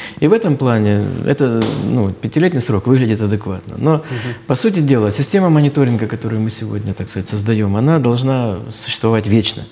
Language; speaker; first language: Russian; native; Russian